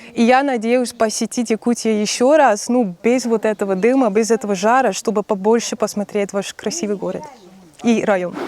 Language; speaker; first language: Russian; non-native, learner; Dutch